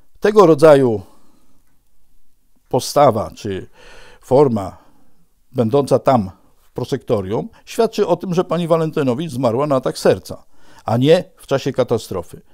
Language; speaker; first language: Polish; native; Polish